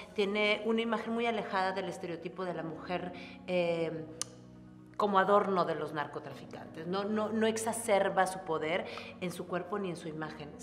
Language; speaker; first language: Spanish; native; Spanish